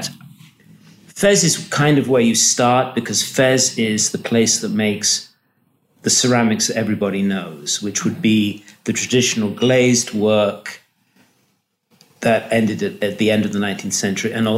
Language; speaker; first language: English; native; English